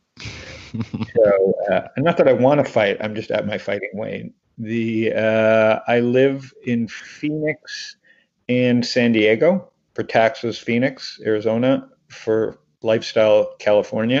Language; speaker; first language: English; native; English